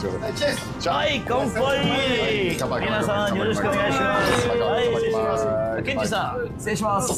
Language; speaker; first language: Japanese; non-native, learner; English